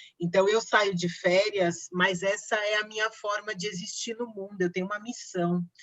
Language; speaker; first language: Portuguese; native; Portuguese